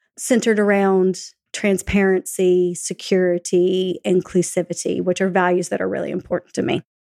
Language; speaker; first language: English; native; English